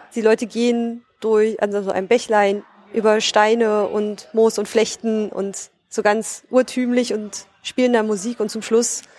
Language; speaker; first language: German; non-native, fluent; Swedish